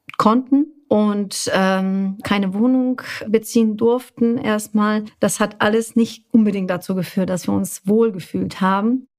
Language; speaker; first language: German; non-native, fluent; Bosnian